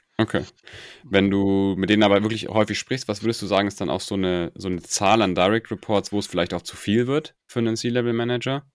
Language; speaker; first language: German; native; German